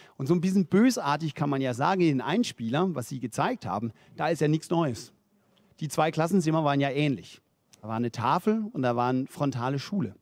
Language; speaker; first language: German; non-native, fluent; Danish